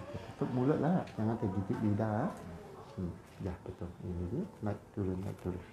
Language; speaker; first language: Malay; non-native, local second language; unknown